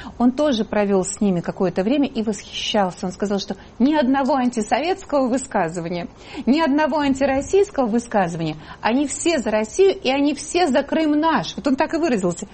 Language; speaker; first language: Russian; native; Russian